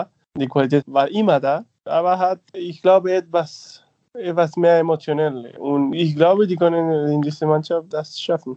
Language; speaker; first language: German; non-native, fluent; Spanish